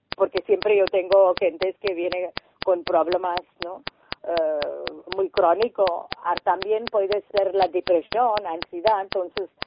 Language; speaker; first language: Spanish; non-native, learner; Tamil